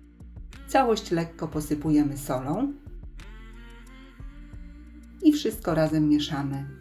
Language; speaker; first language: Polish; native; Polish